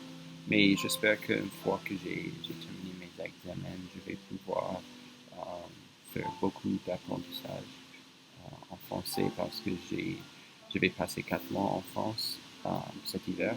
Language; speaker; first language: French; non-native, fluent; English